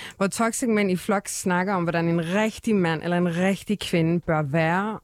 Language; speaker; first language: Danish; early bilingual, other home language; Kurdish